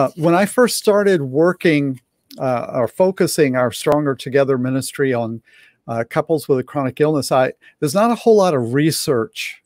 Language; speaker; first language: English; native; English